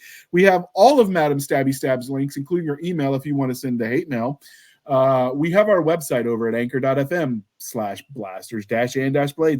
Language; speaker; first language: English; native; English